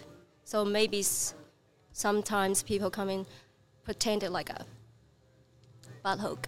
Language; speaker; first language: English; non-native, learner; Chinese